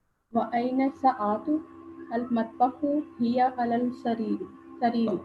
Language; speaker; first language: Arabic; non-native, learner; Urdu